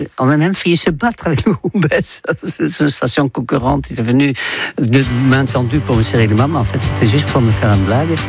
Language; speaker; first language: French; non-native, fluent; Dutch